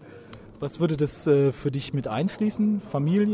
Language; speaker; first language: German; native; German